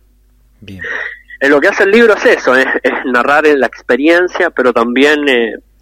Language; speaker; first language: Spanish; native; Spanish